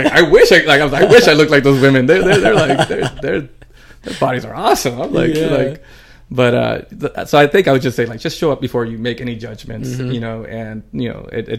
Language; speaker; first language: English; early bilingual, other home language; Spanish